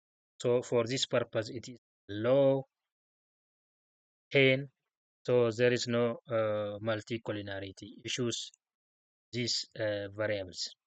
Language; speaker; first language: English; non-native, local second language; Oromo